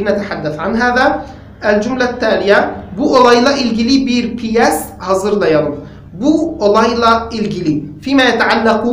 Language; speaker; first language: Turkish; non-native, fluent; Arabic